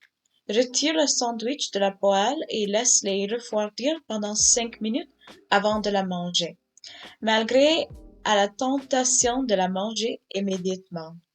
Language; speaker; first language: French; non-native, learner; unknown